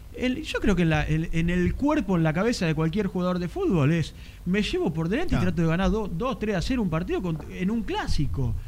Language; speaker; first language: Spanish; native; Spanish